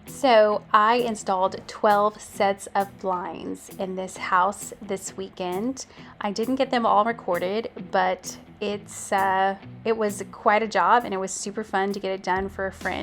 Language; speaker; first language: English; native; English